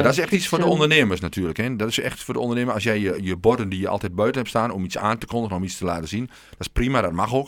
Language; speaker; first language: Dutch; native; Dutch